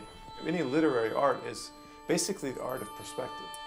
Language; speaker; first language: English; native; English